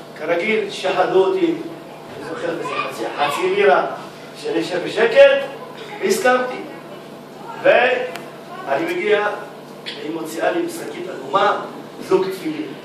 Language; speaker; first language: Hebrew; early bilingual, other home language; Arabic